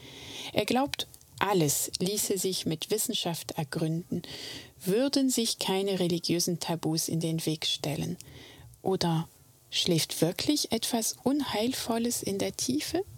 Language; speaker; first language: German; native; German